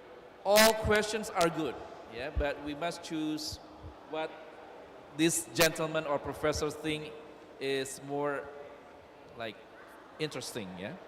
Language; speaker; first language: English; non-native, fluent; Indonesian